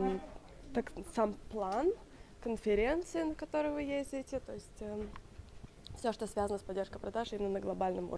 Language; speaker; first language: Russian; native; Russian